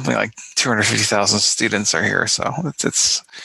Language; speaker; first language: English; native; English